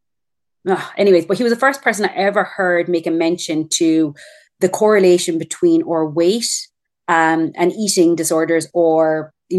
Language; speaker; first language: English; native; English